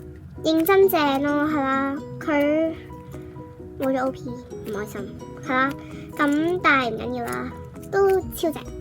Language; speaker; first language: Cantonese; native; Cantonese